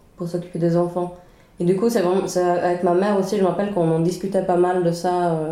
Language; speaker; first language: French; early bilingual, other home language; Swedish